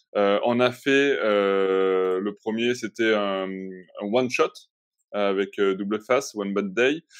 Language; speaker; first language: French; native; French